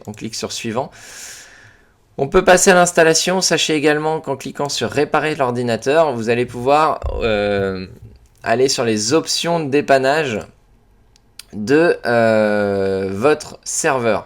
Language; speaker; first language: French; native; French